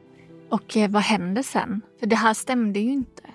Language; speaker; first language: Swedish; native; Swedish